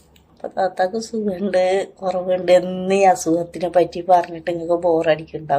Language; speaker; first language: Malayalam; native; Malayalam